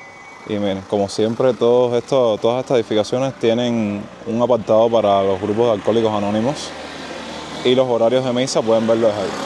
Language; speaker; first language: Spanish; native; Spanish